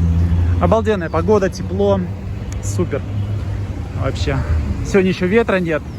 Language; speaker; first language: Russian; native; Russian